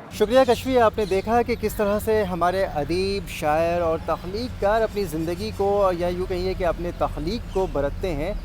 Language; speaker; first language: Urdu; native; Urdu